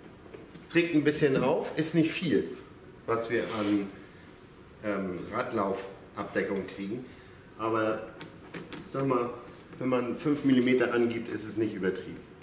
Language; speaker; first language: German; native; German